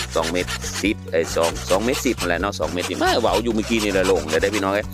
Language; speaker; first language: Thai; non-native, local second language; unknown